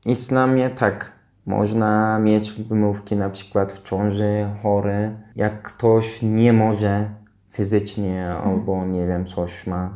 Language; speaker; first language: Polish; non-native, fluent; Turkish